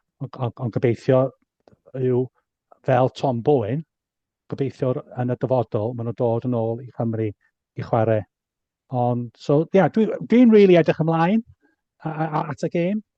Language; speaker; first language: Welsh; non-native, fluent; English